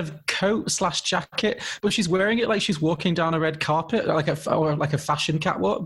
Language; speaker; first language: English; native; English